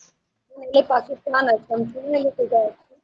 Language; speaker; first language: Persian; non-native, learner; Urdu